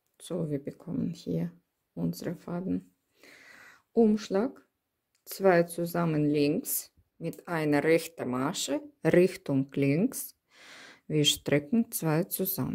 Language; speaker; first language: German; non-native, learner; Russian